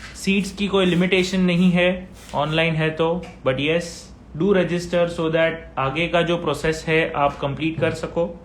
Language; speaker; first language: Hindi; native; Hindi